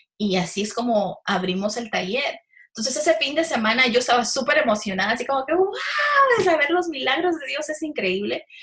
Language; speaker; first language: Spanish; early bilingual, heritage; Spanish